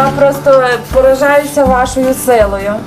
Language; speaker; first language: Ukrainian; native; Ukrainian